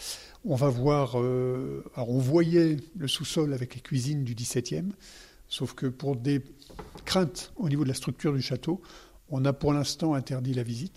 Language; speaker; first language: French; native; French